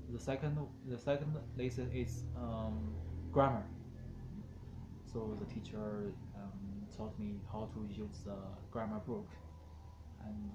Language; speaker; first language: English; non-native, learner; Chinese